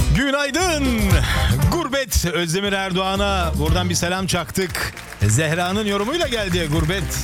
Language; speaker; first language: Turkish; early bilingual, heritage; Turkish